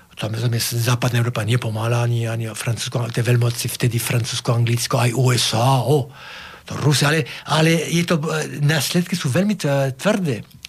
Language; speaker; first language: Slovak; non-native, fluent; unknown